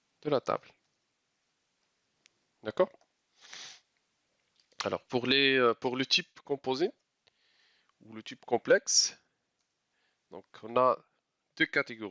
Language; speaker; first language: French; non-native, local second language; Arabic